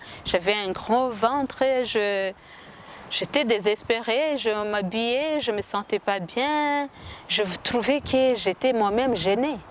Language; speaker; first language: French; non-native, local second language; Kinyarwanda